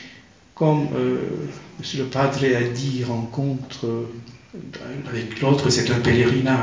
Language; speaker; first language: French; non-native, fluent; Turkish